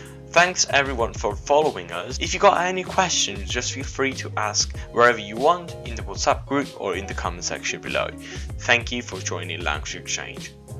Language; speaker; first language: English; non-native, fluent; Italian